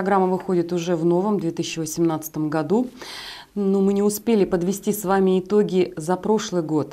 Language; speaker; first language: Russian; native; Russian